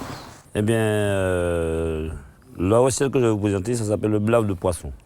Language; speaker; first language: French; non-native, local second language; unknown